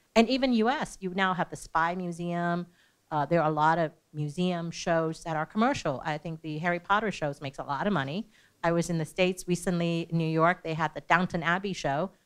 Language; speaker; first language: English; native; English